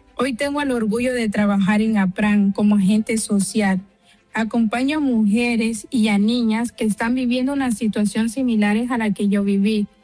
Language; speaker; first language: Spanish; native; Spanish